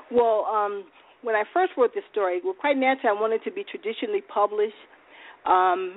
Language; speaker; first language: English; native; English